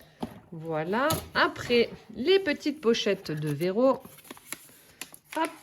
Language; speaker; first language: French; native; French